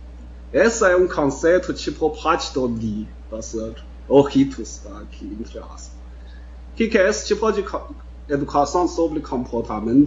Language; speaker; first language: Portuguese; non-native, fluent; Chinese